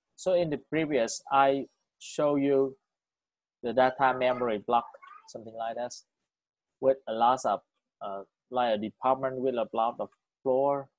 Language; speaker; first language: English; non-native, learner; Vietnamese